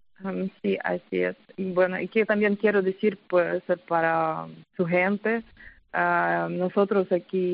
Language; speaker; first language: Spanish; non-native, fluent; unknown